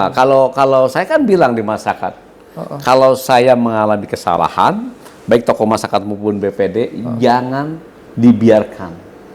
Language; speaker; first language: Indonesian; non-native, local second language; Sundanese